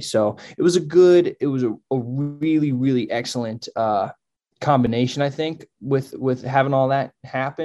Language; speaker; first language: English; native; English